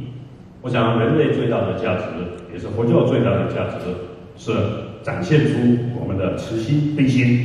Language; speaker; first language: Chinese; native; Chinese